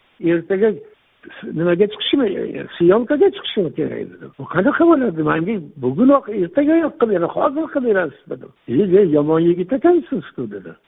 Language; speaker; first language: Uzbek; non-native, local second language; Tajik